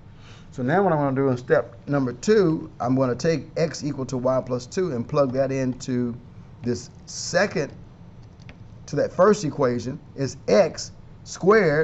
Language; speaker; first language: English; native; English